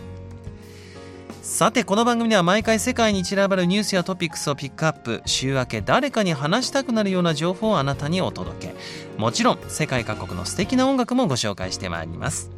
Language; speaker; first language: Japanese; native; Japanese